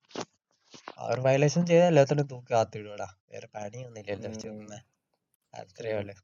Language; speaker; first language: Malayalam; early bilingual, heritage; Malayalam